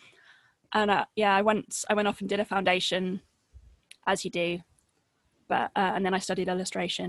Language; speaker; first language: English; native; English